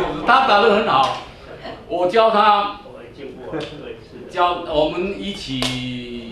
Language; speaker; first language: Chinese; non-native, local second language; Min Nan Chinese